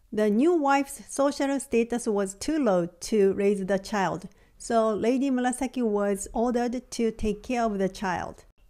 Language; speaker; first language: English; non-native, fluent; Japanese